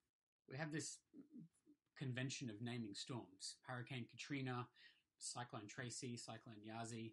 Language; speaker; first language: English; native; English